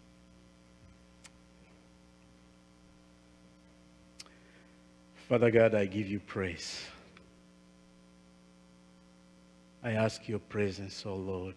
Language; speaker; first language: English; non-native, local second language; Kinyarwanda